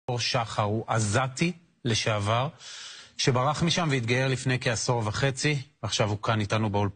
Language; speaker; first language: Hebrew; native; Hebrew